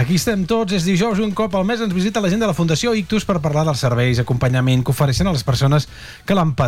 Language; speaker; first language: Catalan; native; Catalan